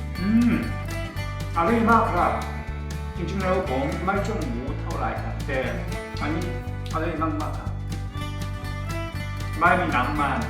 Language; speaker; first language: Thai; non-native, learner; Korean